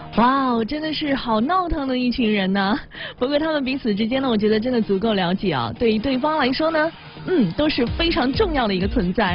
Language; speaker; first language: Chinese; native; Chinese